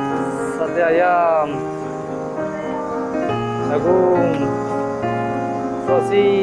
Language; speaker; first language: Indonesian; non-native, fluent; Korean